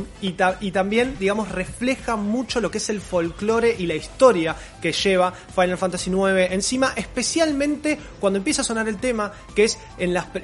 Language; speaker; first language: Spanish; native; Spanish